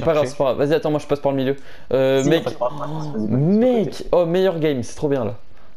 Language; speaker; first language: French; native; French